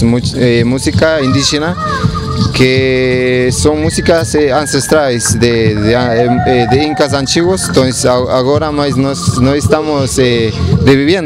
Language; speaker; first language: Portuguese; non-native, learner; Spanish